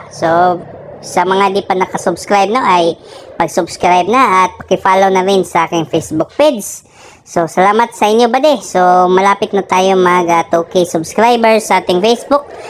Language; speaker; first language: Filipino; non-native, local second language; Cebuano